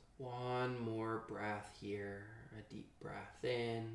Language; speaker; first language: English; native; English